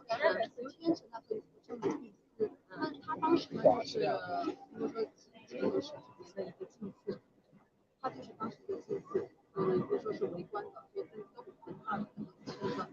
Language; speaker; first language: Chinese; native; Chinese